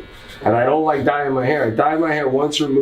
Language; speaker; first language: English; native; English